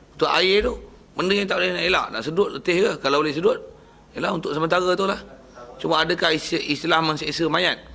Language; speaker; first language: Malay; native; Malay